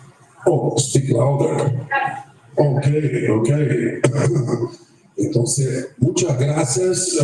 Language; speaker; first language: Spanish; non-native, fluent; Portuguese